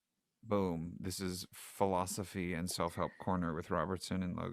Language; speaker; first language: English; native; English